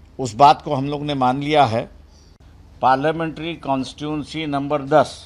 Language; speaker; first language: Hindi; non-native, local second language; Marathi